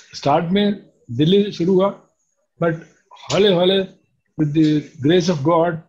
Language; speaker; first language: Hindi; native; Hindi